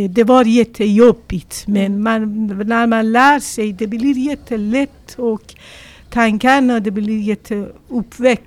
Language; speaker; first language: Swedish; non-native, learner; Persian